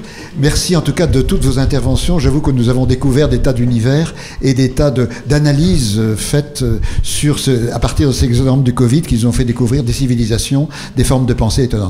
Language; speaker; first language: French; native; French